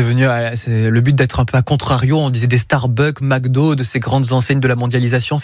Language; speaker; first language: French; native; French